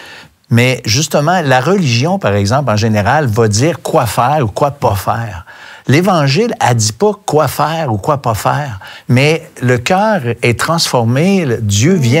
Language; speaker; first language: French; native; French